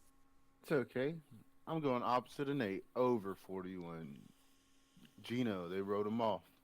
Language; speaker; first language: English; native; English